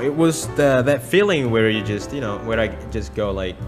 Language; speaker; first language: English; non-native, fluent; Indonesian